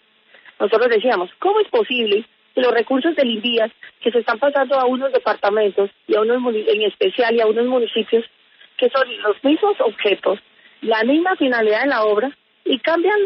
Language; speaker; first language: Spanish; native; Spanish